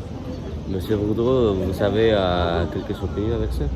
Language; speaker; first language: French; non-native, learner; Spanish